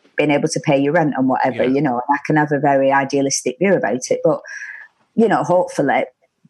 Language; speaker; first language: English; native; English